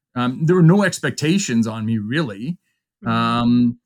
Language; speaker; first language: English; native; English